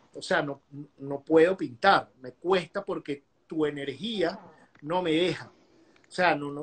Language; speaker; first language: Spanish; native; Spanish